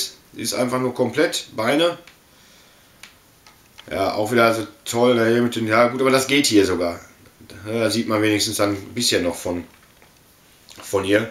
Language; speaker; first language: German; native; German